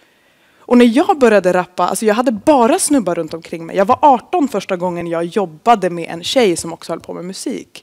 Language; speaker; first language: Swedish; native; Swedish